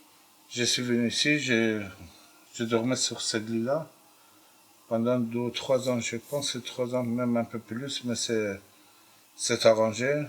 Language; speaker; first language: French; non-native, fluent; Persian